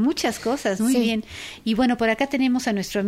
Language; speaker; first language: Spanish; native; Spanish